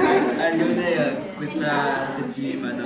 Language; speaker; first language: Italian; non-native, learner; French